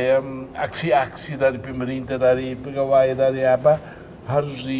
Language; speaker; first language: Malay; non-native, fluent; Tetum